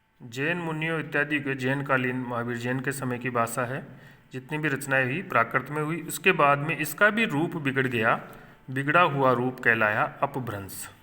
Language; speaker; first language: Hindi; native; Hindi